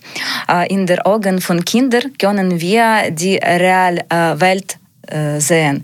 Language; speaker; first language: German; non-native, learner; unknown